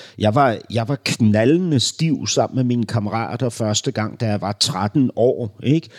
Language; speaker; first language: Danish; native; Danish